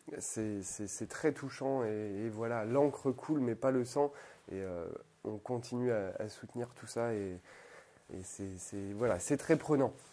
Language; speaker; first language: French; native; French